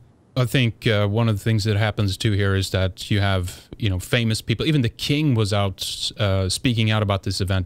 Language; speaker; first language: English; non-native, fluent; Swedish